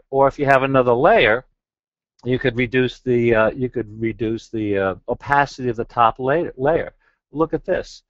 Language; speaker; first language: English; native; English